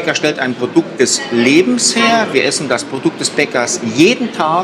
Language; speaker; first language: German; native; German